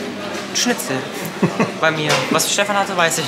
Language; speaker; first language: German; native; German